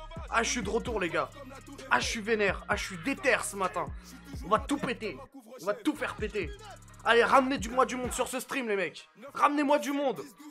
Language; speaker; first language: French; native; French